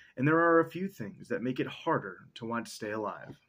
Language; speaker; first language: English; native; English